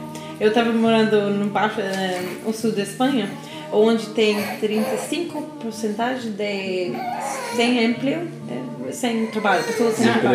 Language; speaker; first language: Portuguese; non-native, learner; English